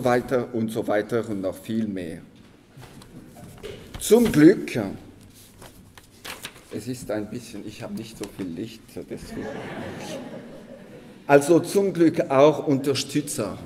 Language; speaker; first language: German; non-native, local second language; French